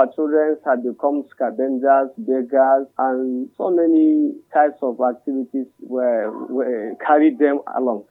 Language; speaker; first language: English; non-native, local second language; Hausa